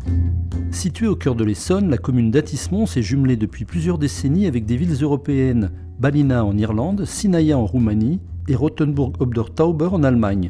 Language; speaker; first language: French; native; French